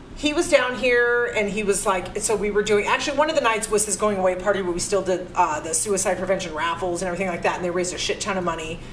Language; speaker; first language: English; native; English